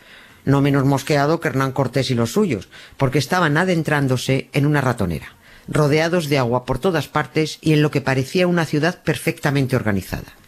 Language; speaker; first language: Spanish; native; Spanish